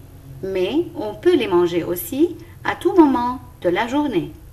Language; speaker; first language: French; non-native, local second language; Arabic